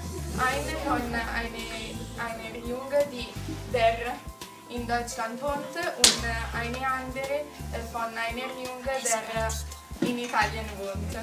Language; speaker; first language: German; non-native, learner; Italian